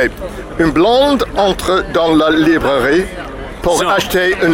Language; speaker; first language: French; non-native, learner; English